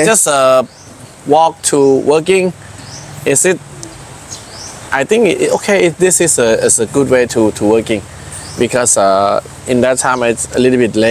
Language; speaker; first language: English; non-native, learner; Thai